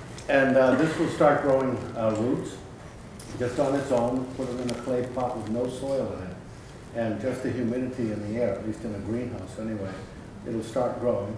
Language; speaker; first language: English; native; English